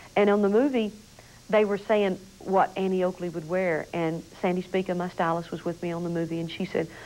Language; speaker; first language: English; native; English